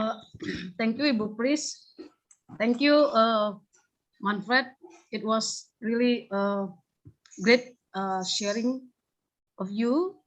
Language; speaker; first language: English; non-native, learner; Indonesian